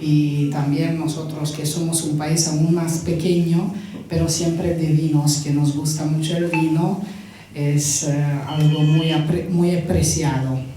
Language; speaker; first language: Spanish; non-native, fluent; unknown